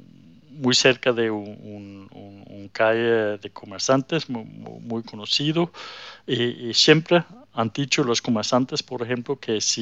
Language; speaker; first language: Spanish; non-native, fluent; Danish